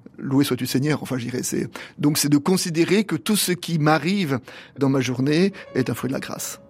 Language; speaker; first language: French; native; French